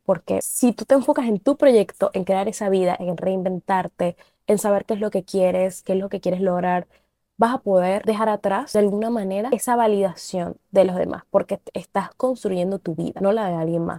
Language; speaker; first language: Spanish; native; Spanish